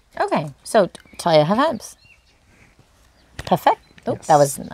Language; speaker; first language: English; native; English